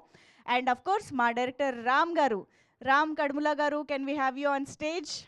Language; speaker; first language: Telugu; native; Telugu